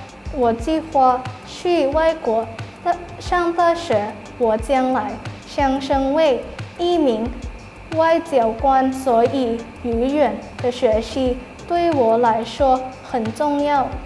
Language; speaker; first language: Chinese; non-native, learner; Thai